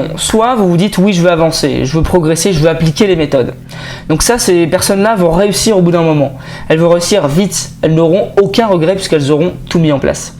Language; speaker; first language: French; native; French